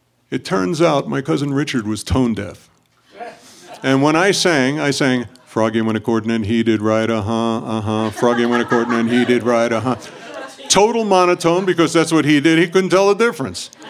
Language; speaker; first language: English; native; English